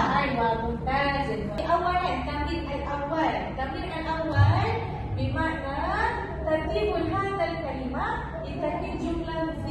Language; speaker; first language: Arabic; non-native, learner; Malay